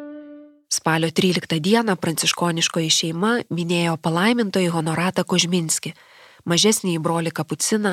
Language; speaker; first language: Lithuanian; native; Lithuanian